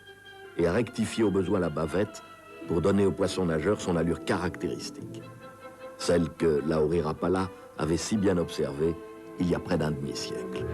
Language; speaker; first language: French; native; French